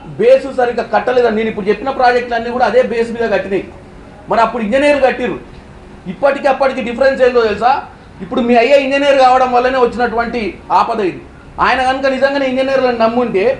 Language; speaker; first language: Telugu; native; Telugu